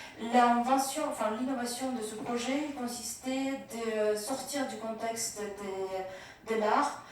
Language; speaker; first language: French; non-native, fluent; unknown